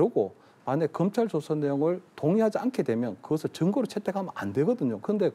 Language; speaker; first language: Korean; native; Korean